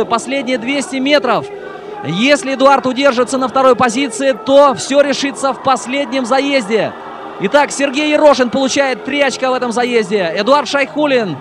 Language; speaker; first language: Russian; native; Russian